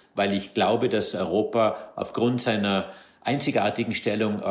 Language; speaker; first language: German; native; German